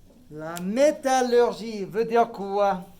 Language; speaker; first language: French; non-native, fluent; English